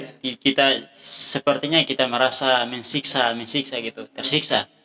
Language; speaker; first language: Indonesian; non-native, fluent; Tetum